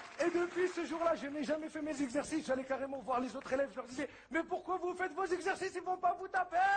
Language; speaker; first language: French; early bilingual, other home language; Arabic